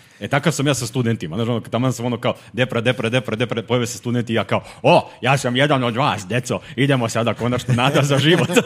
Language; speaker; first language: Serbian; native; Serbian